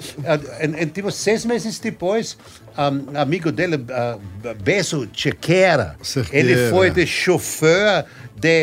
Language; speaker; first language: Portuguese; non-native, learner; German